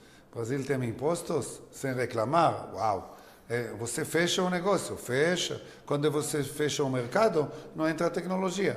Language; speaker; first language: Portuguese; non-native, learner; Hebrew